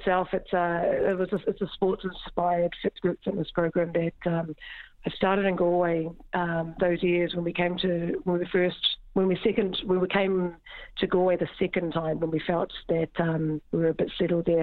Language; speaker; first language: English; native; English